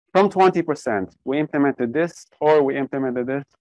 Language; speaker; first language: English; non-native, fluent; Hebrew